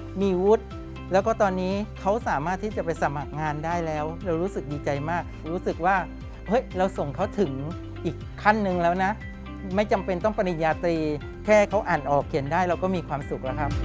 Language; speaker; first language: Thai; native; Thai